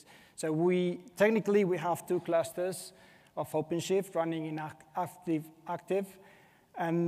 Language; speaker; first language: English; non-native, fluent; Spanish